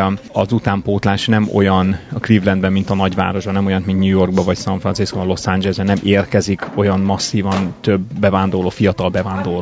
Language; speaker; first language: Hungarian; native; Hungarian